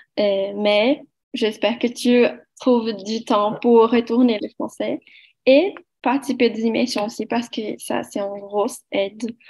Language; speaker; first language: French; non-native, learner; Portuguese